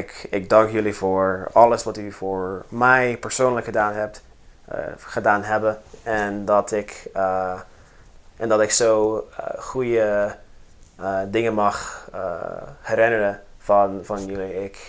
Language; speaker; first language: Dutch; non-native, fluent; English